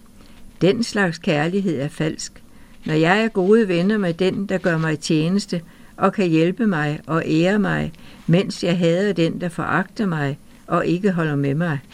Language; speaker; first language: Danish; native; Danish